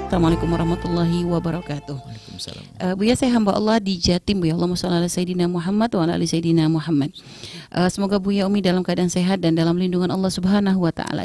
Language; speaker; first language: Indonesian; native; Indonesian